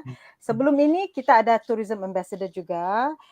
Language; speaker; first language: Malay; native; Malay